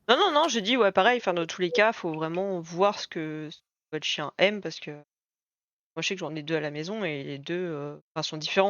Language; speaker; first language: French; native; French